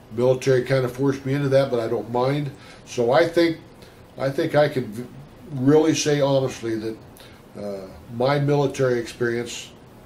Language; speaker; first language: English; native; English